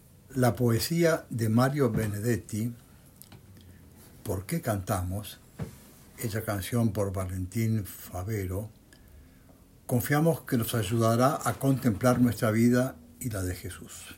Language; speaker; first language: Spanish; native; Spanish